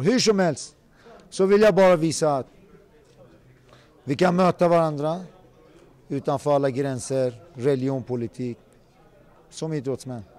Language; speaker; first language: Swedish; early bilingual, other home language; Persian